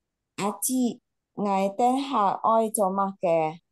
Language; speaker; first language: Chinese; non-native, learner; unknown